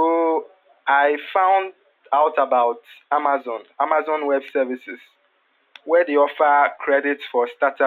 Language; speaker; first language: English; non-native, local second language; Akan